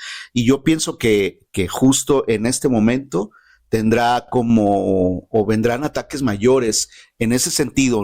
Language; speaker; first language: Spanish; native; Spanish